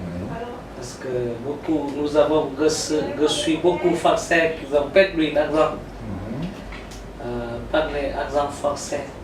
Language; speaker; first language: French; non-native, learner; Vietnamese